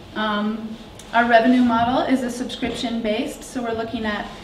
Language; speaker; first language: English; native; English